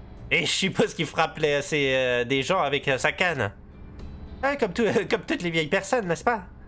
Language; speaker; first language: French; native; French